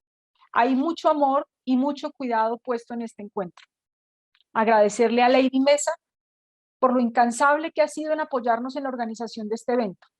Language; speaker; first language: Spanish; native; Spanish